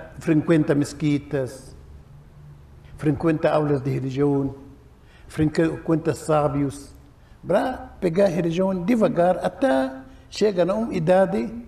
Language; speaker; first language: Portuguese; non-native, fluent; Arabic